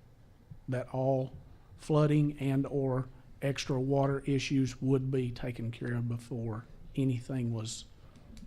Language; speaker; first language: English; native; English